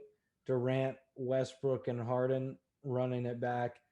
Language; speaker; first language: English; native; English